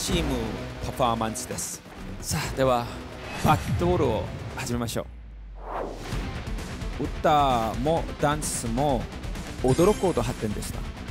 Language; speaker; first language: Japanese; non-native, learner; Korean